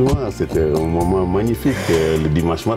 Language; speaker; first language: French; non-native, local second language; Wolof